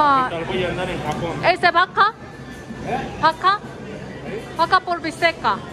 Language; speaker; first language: Spanish; non-native, learner; Turkish